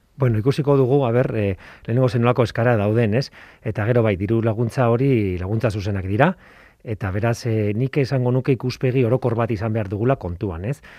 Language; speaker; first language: Basque; non-native, local second language; Spanish